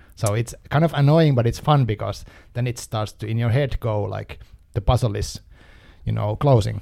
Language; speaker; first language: English; non-native, fluent; Finnish